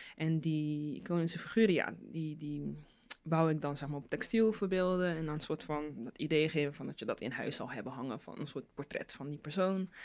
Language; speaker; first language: Dutch; native; Dutch